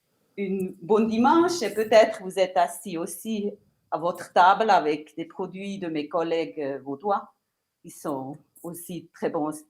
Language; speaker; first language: French; non-native, local second language; Italian